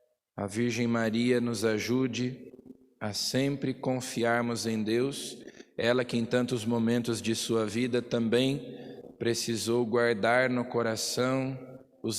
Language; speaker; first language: Portuguese; native; Portuguese